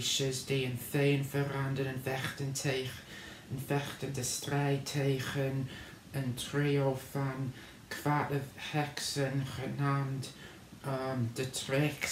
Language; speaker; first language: Dutch; non-native, learner; English